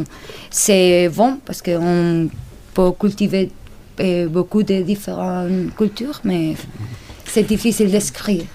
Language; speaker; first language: French; non-native, learner; Spanish